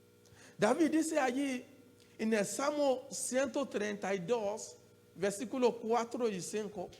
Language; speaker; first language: Spanish; non-native, learner; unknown